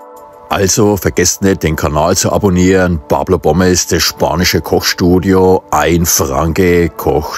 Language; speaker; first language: German; native; German